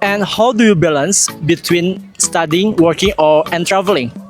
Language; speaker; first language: English; non-native, fluent; Indonesian